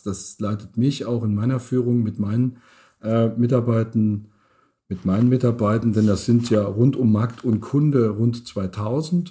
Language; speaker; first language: German; native; German